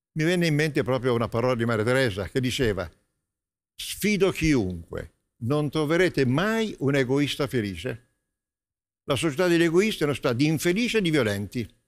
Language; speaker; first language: Italian; native; Italian